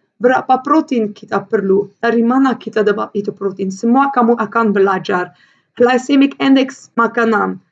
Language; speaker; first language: Malay; non-native, fluent; Dutch